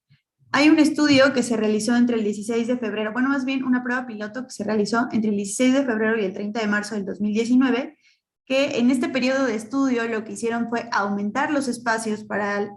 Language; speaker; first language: Spanish; native; Spanish